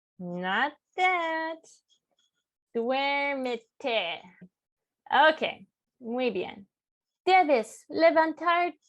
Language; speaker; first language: Spanish; non-native, fluent; English